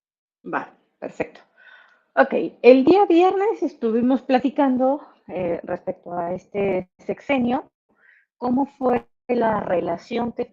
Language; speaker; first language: Spanish; native; Spanish